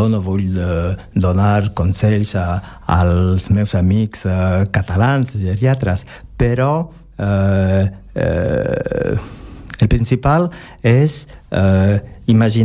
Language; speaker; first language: Catalan; non-native, learner; French